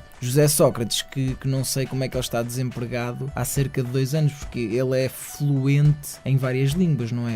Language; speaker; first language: Portuguese; native; Portuguese